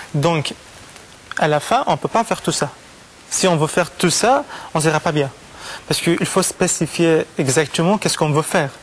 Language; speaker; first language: French; non-native, fluent; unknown